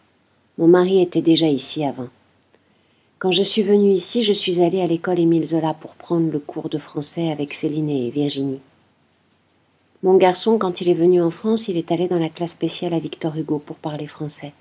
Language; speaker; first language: French; non-native, learner; Arabic